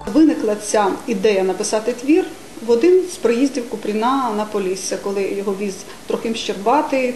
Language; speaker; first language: Ukrainian; native; Ukrainian